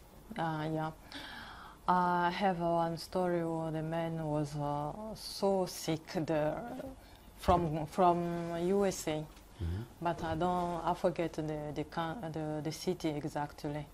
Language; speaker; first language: English; non-native, learner; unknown